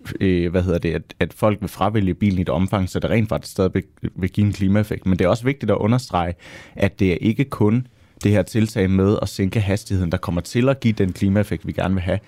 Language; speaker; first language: Danish; native; Danish